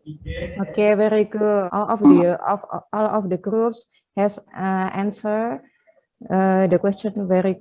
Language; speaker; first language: English; non-native, fluent; Indonesian